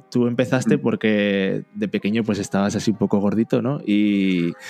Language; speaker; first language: Spanish; native; Spanish